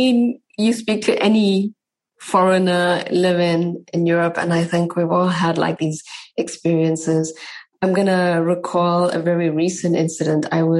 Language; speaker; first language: English; native; English